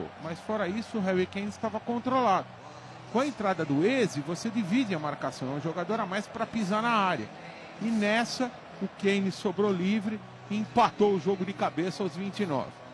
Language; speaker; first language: Portuguese; native; Portuguese